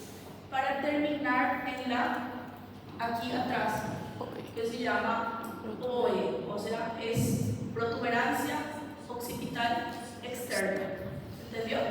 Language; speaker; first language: Spanish; native; Spanish